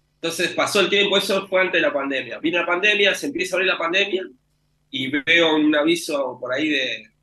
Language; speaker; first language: Spanish; native; Spanish